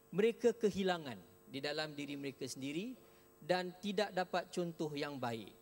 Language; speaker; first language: Malay; native; Malay